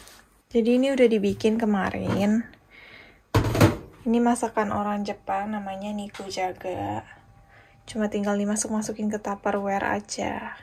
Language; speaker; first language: Indonesian; native; Indonesian